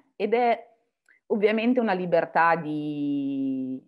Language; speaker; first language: Italian; native; Italian